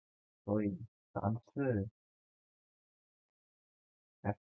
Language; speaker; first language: Chinese; non-native, fluent; Indonesian